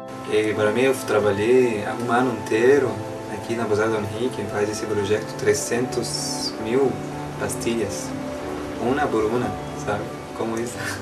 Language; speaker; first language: Portuguese; non-native, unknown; Arabic